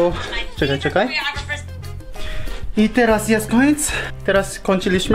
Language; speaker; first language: Polish; non-native, learner; Japanese